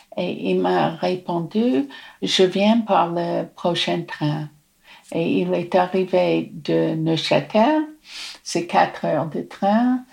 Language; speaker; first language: French; non-native, fluent; English